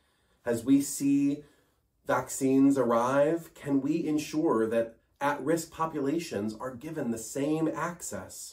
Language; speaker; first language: English; native; English